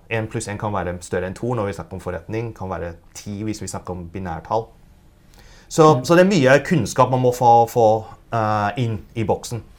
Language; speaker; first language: Norwegian; early bilingual, other home language; Cantonese